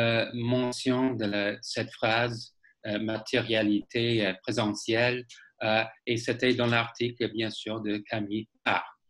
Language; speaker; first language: French; non-native, fluent; English